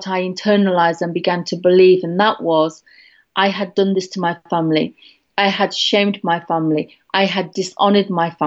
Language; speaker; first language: English; native; English